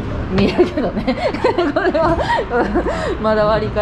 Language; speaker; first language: Japanese; native; Japanese